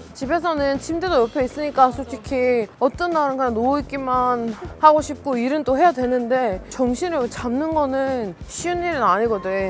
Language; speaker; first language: Korean; non-native, fluent; Georgian